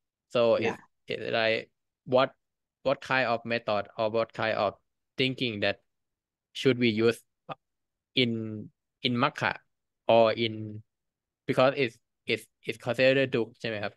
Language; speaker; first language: English; non-native, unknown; Thai